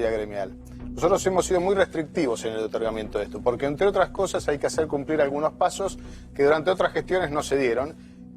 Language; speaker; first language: Spanish; native; Spanish